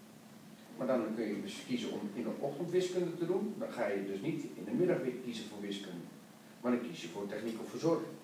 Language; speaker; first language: Dutch; native; Dutch